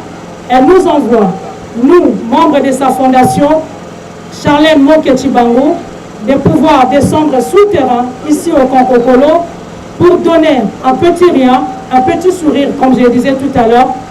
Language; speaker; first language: French; non-native, local second language; Lingala